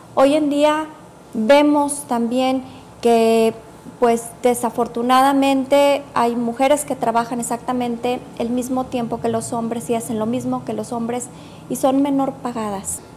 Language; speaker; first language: Spanish; native; Spanish